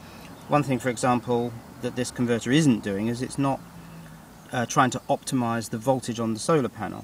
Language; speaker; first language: English; native; English